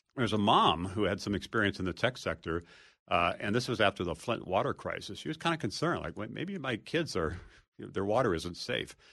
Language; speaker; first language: English; native; English